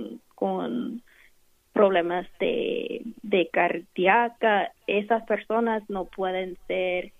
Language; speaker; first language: Spanish; non-native, fluent; English